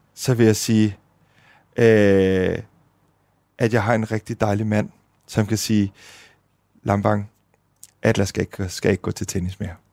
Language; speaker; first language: Danish; early bilingual, other home language; Indonesian